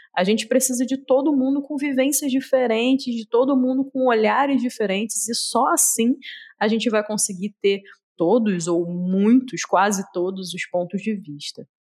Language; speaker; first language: Portuguese; native; Portuguese